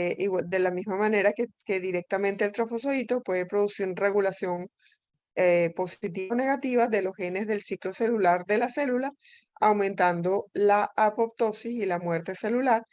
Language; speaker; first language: Spanish; native; Spanish